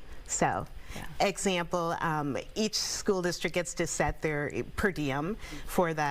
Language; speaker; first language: English; native; English